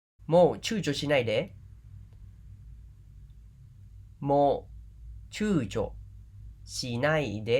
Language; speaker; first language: Japanese; non-native, fluent; Khmer